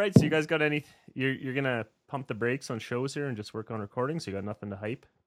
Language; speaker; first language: English; native; English